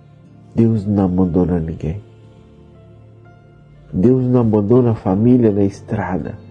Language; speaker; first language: Portuguese; native; Portuguese